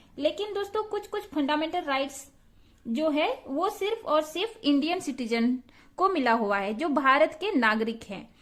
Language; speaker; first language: Hindi; non-native, local second language; Santali